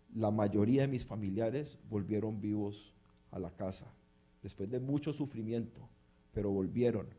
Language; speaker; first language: Spanish; early bilingual, heritage; Spanish